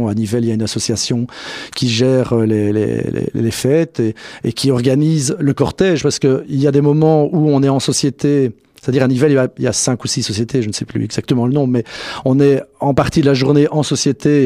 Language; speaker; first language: French; native; French